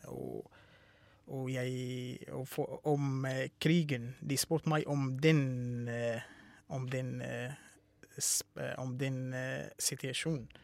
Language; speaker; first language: Norwegian; non-native, learner; Arabic